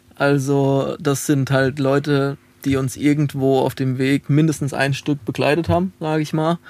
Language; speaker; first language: German; native; German